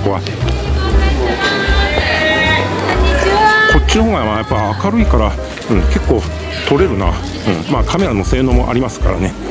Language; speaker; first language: Japanese; native; Japanese